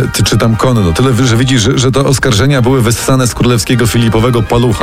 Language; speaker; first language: Polish; native; Polish